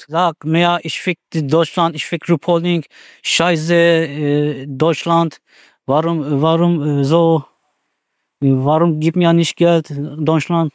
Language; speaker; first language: German; non-native, learner; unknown